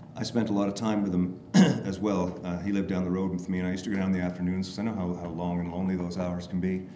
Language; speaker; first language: English; native; English